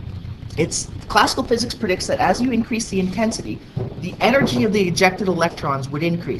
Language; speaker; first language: English; native; English